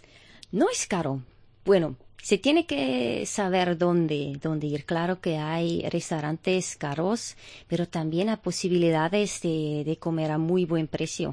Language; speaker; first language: Spanish; non-native, fluent; German